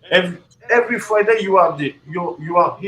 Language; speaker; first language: English; non-native, learner; French